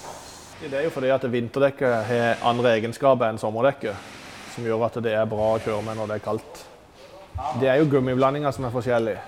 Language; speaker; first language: Norwegian; native; Norwegian